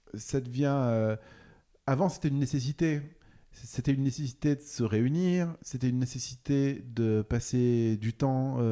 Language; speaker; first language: French; native; French